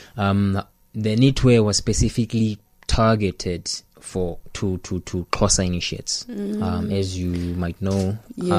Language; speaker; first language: English; non-native, local second language; Xhosa